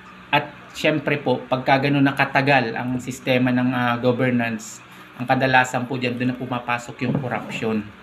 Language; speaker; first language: Filipino; native; Filipino